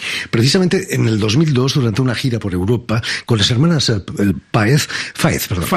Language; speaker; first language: Spanish; native; Spanish